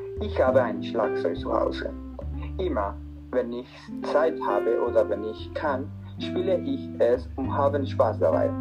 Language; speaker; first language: German; non-native, learner; Spanish